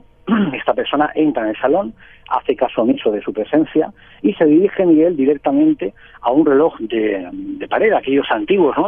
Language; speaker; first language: Spanish; native; Spanish